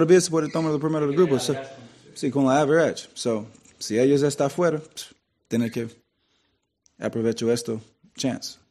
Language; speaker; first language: Spanish; non-native, learner; English